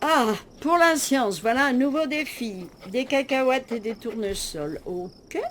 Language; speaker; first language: French; native; French